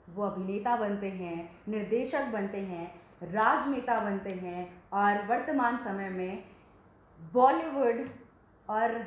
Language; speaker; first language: Hindi; native; Hindi